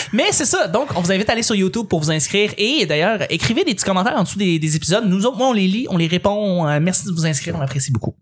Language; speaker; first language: French; native; French